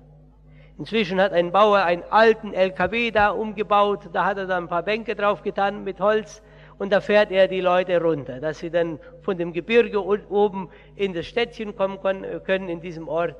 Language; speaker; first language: German; early bilingual, heritage; Portuguese